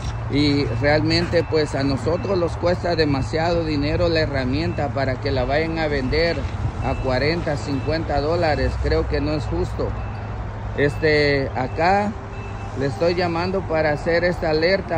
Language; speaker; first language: Spanish; native; Spanish